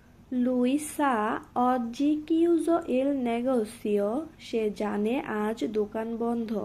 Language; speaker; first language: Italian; non-native, learner; Bangla